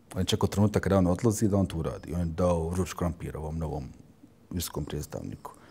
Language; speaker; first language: Bosnian; early bilingual, heritage; Bosnian